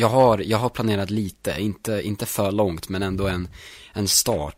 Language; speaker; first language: Swedish; native; Swedish